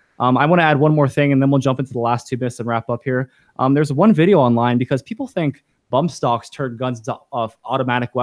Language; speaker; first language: English; native; English